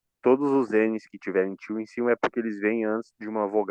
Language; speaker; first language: Portuguese; native; Portuguese